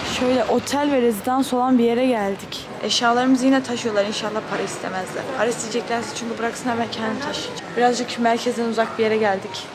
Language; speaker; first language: Turkish; native; Turkish